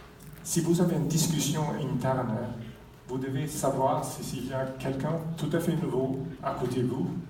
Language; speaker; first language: French; non-native, fluent; Swedish